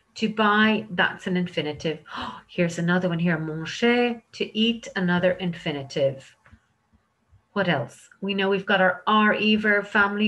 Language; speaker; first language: English; native; English